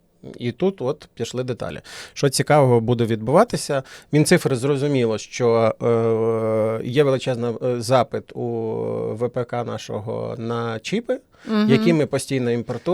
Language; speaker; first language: Ukrainian; native; Ukrainian